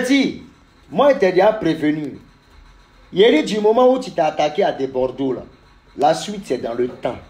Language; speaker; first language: French; native; French